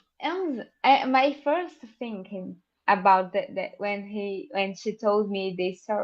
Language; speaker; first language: English; non-native, learner; Portuguese